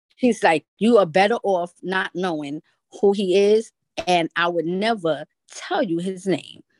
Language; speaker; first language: English; native; English